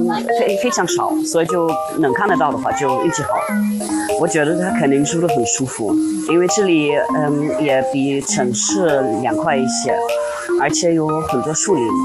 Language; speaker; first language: Chinese; non-native, fluent; German